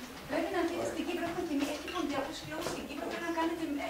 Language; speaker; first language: Greek; native; Greek